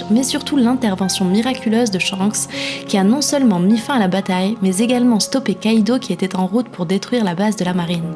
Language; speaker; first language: French; native; French